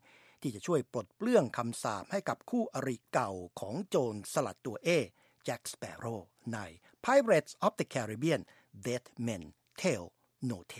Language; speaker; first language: Thai; native; Thai